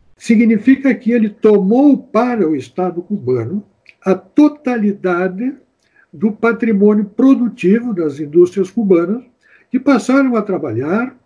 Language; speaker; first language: Portuguese; native; Portuguese